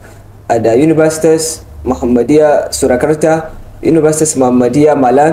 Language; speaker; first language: Indonesian; non-native, learner; Hausa